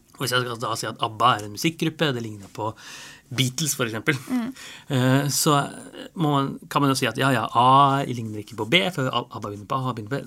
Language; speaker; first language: Norwegian; native; Norwegian